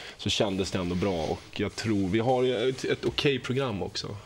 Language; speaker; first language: Swedish; early bilingual, other home language; French